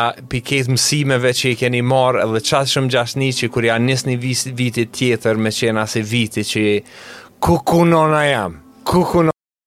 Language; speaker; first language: Albanian; native; Albanian